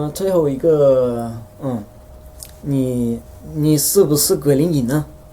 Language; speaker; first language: Chinese; non-native, fluent; Dutch